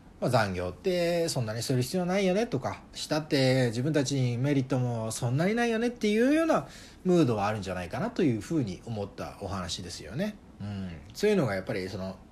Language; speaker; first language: Japanese; native; Japanese